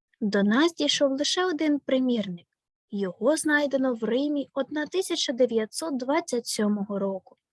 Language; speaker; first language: Ukrainian; native; Ukrainian